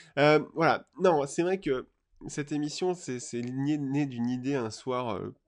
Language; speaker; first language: French; native; French